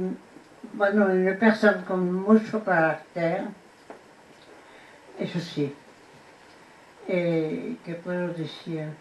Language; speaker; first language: Spanish; non-native, fluent; French